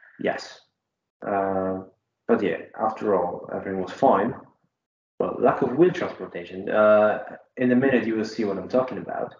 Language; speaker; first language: English; non-native, fluent; Polish